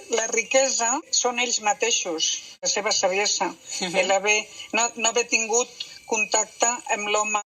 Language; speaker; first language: Catalan; non-native, local second language; Spanish